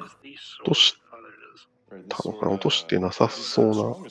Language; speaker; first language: Japanese; native; Japanese